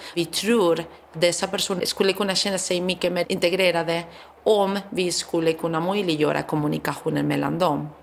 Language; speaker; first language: Swedish; non-native, fluent; Spanish